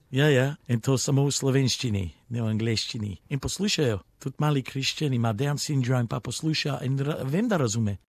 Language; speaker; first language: Slovenian; early bilingual, other home language; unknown